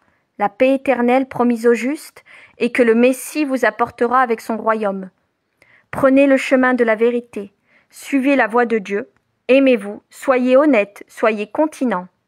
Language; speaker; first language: French; native; French